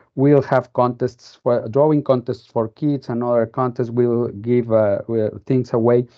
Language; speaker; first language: English; non-native, fluent; Spanish